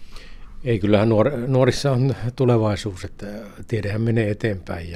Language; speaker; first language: Finnish; native; Finnish